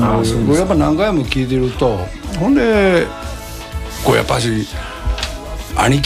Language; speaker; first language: Japanese; native; Japanese